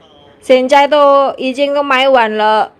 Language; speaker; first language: Chinese; non-native, learner; Javanese